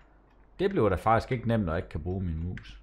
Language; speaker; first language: Danish; native; Danish